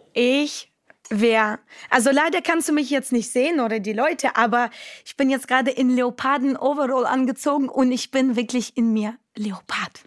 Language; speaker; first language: German; non-native, fluent; Romanian